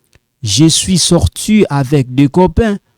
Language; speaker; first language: French; non-native, local second language; Lingala